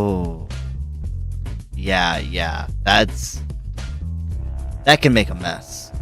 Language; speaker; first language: English; native; English